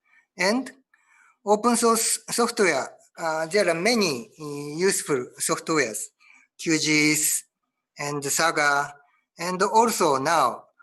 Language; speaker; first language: English; non-native, learner; Japanese